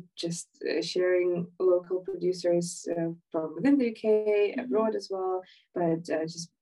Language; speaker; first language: English; non-native, fluent; Ukrainian